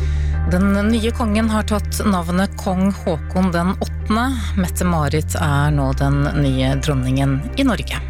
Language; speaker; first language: Norwegian; native; Norwegian